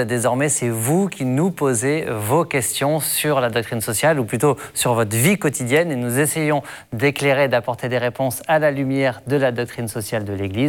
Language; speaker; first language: French; native; French